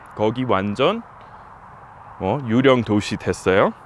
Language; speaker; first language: Korean; non-native, fluent; English